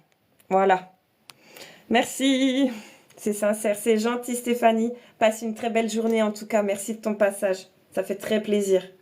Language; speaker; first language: French; native; French